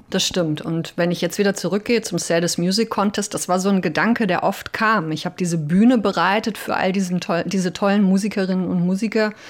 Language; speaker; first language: German; early bilingual, other home language; Polish